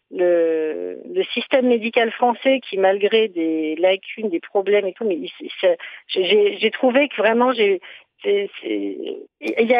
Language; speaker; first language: French; native; French